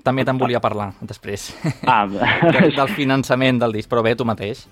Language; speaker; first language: Catalan; native; Catalan